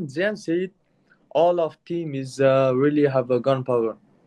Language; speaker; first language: English; non-native, learner; Mongolian